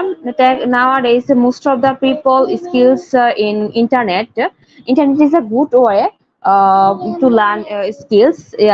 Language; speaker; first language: English; non-native, learner; Bangla